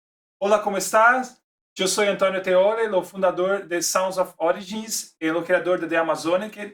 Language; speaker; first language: Spanish; non-native, learner; Portuguese